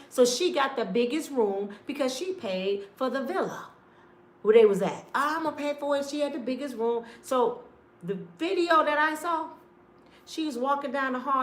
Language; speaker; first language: English; native; English